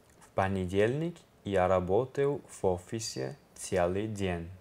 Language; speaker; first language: Russian; non-native, learner; Italian